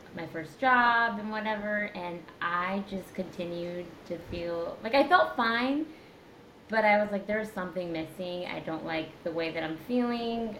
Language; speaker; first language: English; native; English